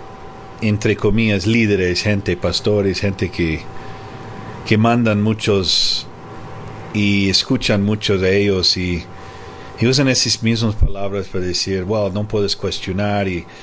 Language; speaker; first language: Spanish; non-native, fluent; English